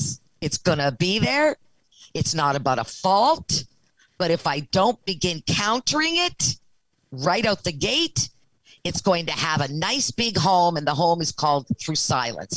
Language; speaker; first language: English; native; English